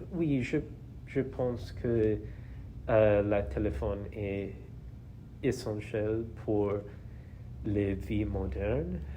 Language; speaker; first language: French; non-native, learner; English